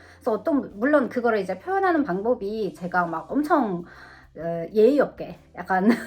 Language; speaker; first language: Korean; non-native, fluent; Russian